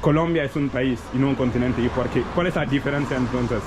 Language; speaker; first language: Spanish; non-native, local second language; French